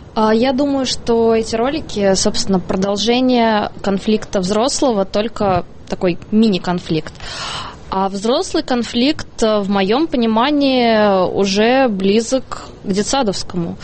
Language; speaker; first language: Russian; native; Russian